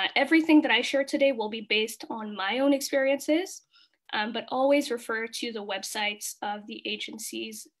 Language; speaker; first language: English; early bilingual, other home language; Kinyarwanda